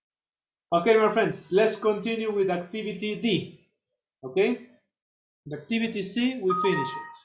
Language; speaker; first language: English; non-native, fluent; Spanish